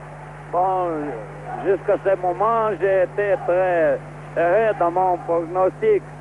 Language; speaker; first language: French; non-native, fluent; Portuguese